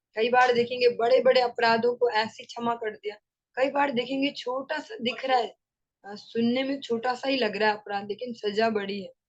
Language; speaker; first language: Hindi; non-native, local second language; Bangla